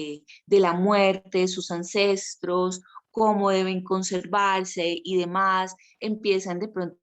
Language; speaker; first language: Spanish; native; Spanish